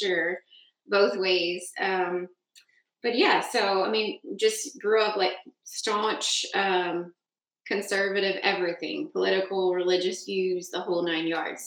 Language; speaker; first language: English; native; English